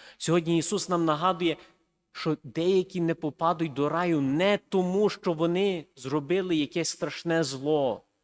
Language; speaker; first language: Ukrainian; early bilingual, heritage; Ukrainian